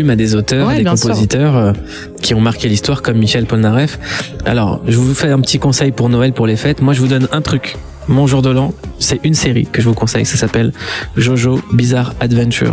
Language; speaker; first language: French; native; French